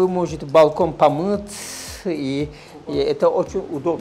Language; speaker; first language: Russian; non-native, fluent; Turkish